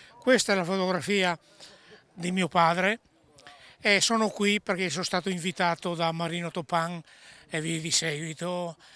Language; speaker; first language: Italian; native; Italian